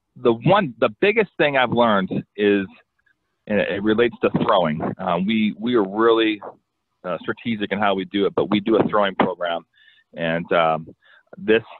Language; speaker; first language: English; native; English